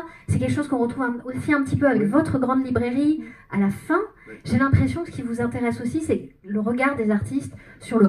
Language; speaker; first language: French; native; French